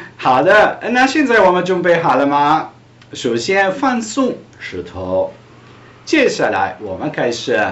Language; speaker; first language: Chinese; non-native, fluent; Italian